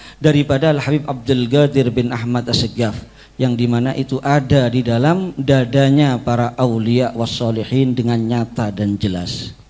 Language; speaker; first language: Indonesian; native; Indonesian